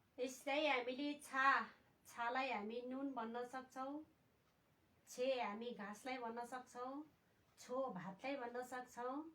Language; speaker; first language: Nepali; non-native, local second language; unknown